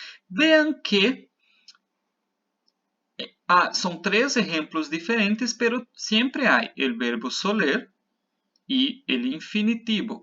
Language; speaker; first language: Spanish; non-native, fluent; Portuguese